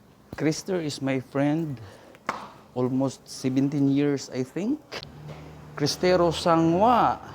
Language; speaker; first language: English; non-native, local second language; Cebuano